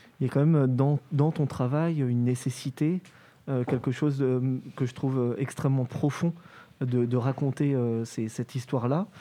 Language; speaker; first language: French; native; French